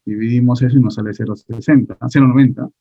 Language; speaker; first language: Spanish; native; Spanish